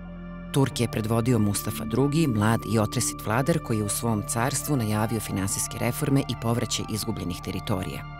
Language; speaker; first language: Serbian; native; Serbian